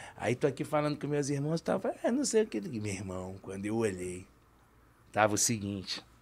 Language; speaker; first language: Portuguese; native; Portuguese